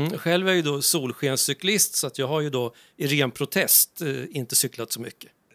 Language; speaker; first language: Swedish; native; Swedish